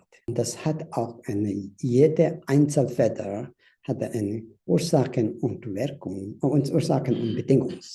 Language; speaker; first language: German; non-native, learner; Tibetan